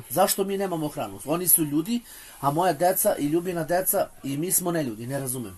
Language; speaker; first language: Serbian; native; Serbian